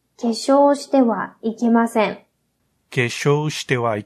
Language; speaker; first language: Japanese; non-native, learner; Portuguese